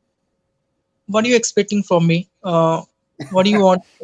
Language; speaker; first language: English; non-native, learner; Hindi